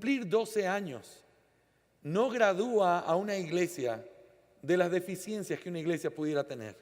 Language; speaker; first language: Spanish; native; Spanish